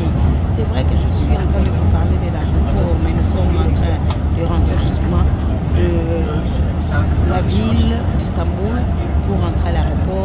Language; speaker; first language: French; non-native, local second language; Lingala